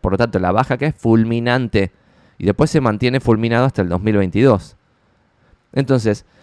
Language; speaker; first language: Spanish; native; Spanish